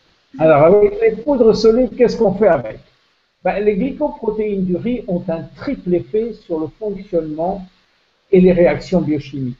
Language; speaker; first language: French; native; French